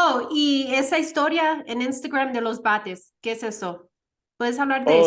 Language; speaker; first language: Spanish; early bilingual, heritage; Spanish